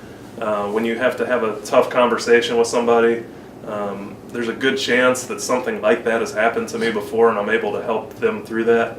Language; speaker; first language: English; native; English